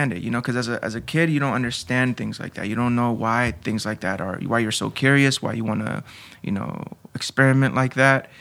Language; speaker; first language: English; early bilingual, other home language; Spanish